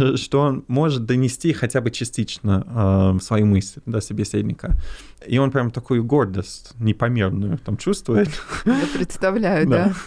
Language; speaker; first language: Russian; non-native, fluent; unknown